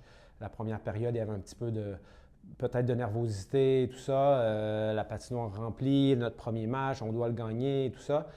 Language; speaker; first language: French; native; French